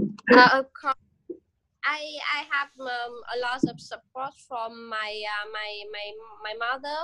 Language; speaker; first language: English; non-native, learner; Vietnamese